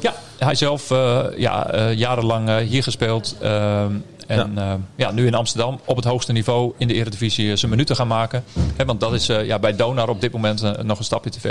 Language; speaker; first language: Dutch; native; Dutch